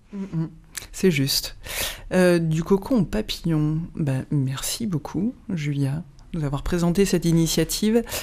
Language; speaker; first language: French; native; French